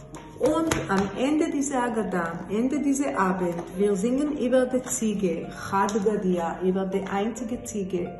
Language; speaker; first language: German; non-native, fluent; Hebrew